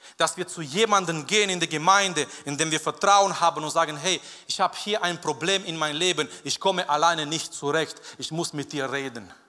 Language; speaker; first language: German; non-native, fluent; Romanian